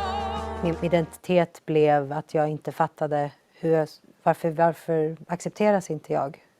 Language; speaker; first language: Swedish; early bilingual, other home language; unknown